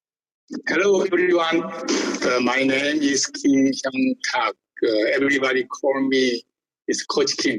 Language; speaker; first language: English; non-native, learner; Korean